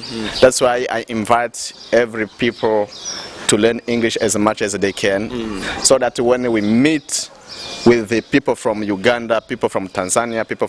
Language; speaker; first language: English; non-native, local second language; Rundi